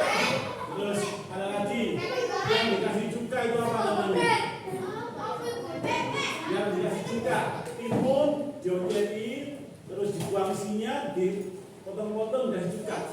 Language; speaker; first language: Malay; non-native, local second language; Javanese